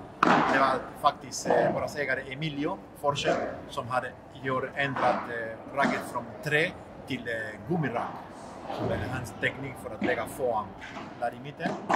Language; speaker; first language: Swedish; non-native, fluent; Spanish